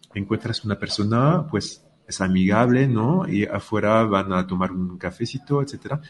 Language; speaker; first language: Spanish; non-native, fluent; French